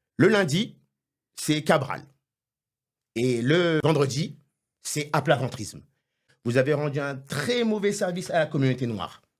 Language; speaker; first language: French; non-native, local second language; Haitian Creole